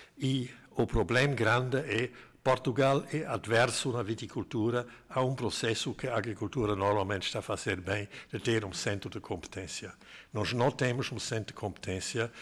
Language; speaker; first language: Portuguese; non-native, fluent; German